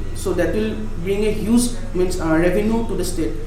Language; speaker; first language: English; non-native, local second language; Assamese